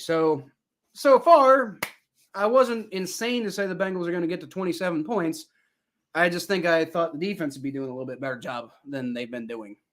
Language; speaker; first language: English; native; English